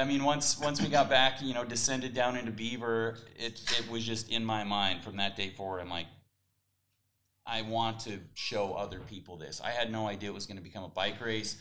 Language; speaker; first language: English; native; English